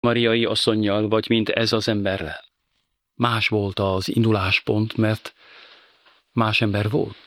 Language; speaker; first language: Hungarian; non-native, fluent; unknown